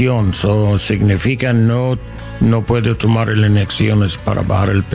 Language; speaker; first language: Spanish; non-native, learner; English